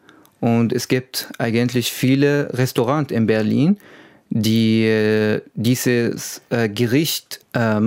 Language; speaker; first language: German; non-native, learner; Arabic